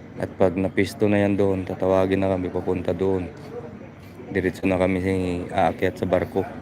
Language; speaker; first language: Filipino; non-native, local second language; Hiligaynon